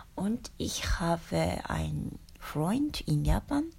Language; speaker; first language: German; non-native, learner; Japanese